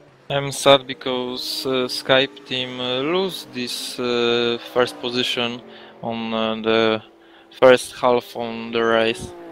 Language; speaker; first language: English; non-native, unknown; Polish